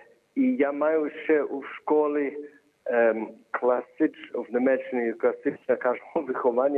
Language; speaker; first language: Ukrainian; early bilingual, heritage; Ukrainian